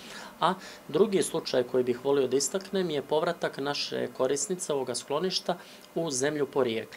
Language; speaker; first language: Serbian; native; Serbian